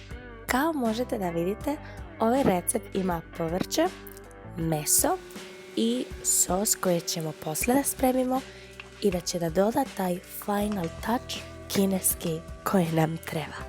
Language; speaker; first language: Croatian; non-native, fluent; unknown